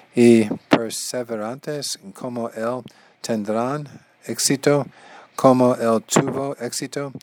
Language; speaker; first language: Spanish; non-native, learner; English